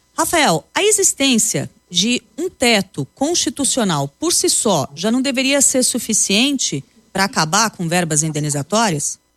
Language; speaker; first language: Portuguese; native; Portuguese